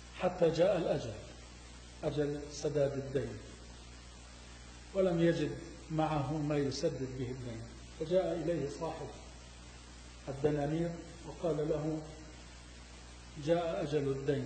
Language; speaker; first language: Arabic; native; Arabic